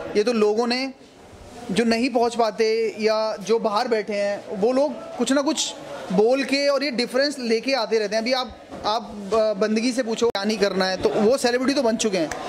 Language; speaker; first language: Hindi; native; Hindi